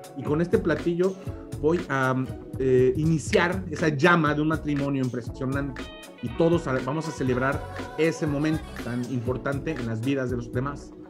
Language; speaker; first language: Spanish; native; Spanish